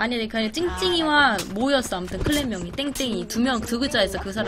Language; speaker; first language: Korean; native; Korean